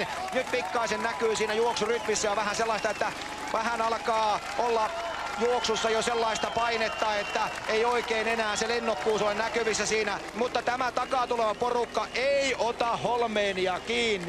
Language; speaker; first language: Finnish; native; Finnish